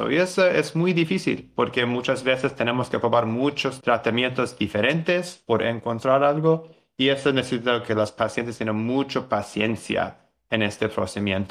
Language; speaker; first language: Spanish; non-native, fluent; English